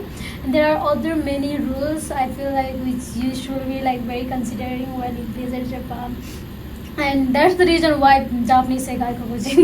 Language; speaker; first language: English; non-native, fluent; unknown